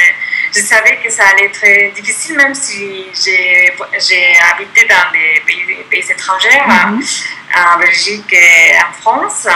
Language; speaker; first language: French; non-native, fluent; Spanish